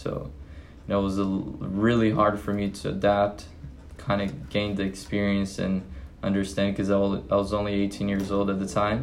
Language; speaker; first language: English; non-native, fluent; Portuguese